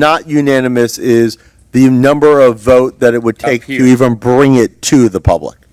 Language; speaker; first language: English; native; English